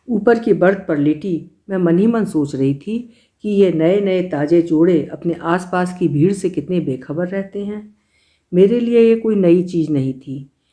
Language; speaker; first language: Hindi; native; Hindi